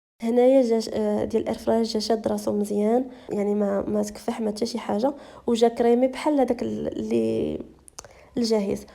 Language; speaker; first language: Arabic; native; Arabic